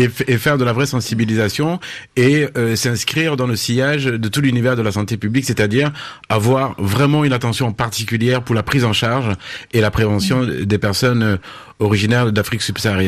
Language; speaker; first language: French; native; French